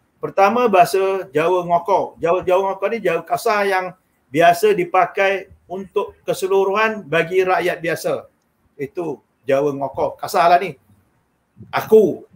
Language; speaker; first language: Malay; non-native, local second language; Javanese